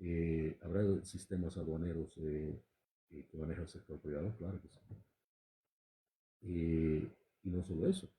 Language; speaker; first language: Spanish; native; Spanish